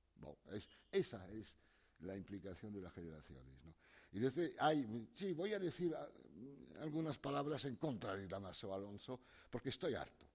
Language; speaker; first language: Spanish; non-native, fluent; French